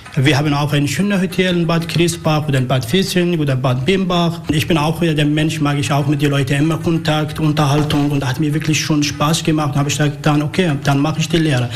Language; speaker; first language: German; non-native, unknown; Arabic